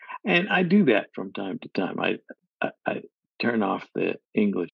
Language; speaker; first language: English; native; English